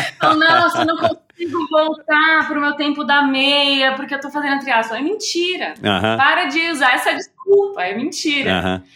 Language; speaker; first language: Portuguese; native; Portuguese